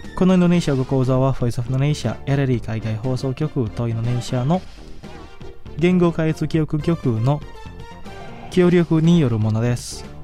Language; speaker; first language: Japanese; non-native, fluent; Indonesian